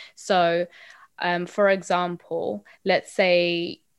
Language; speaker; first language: English; non-native, fluent; Spanish